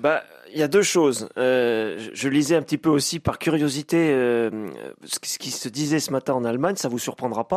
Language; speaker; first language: French; native; French